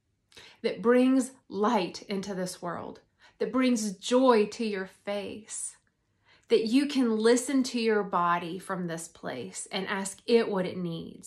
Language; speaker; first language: English; native; English